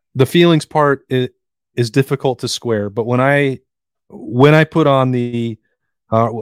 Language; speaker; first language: English; native; English